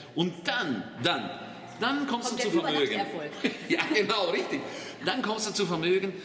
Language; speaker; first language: German; native; German